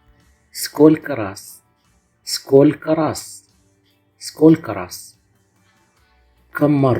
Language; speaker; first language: Russian; non-native, fluent; Arabic